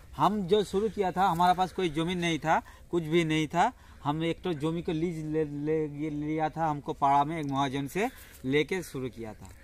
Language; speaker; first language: Hindi; non-native, local second language; Bangla